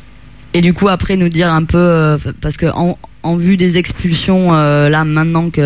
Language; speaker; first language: French; non-native, fluent; Italian